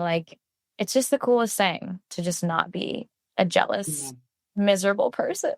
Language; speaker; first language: English; native; English